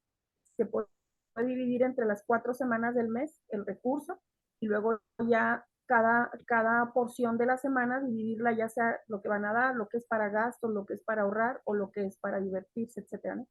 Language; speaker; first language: Spanish; native; Spanish